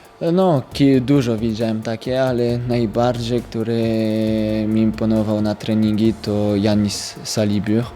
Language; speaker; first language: Polish; early bilingual, heritage; French